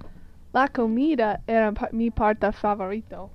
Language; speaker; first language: Spanish; non-native, learner; English